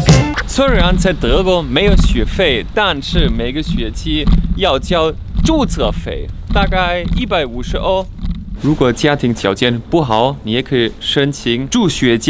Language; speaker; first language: Chinese; non-native, fluent; German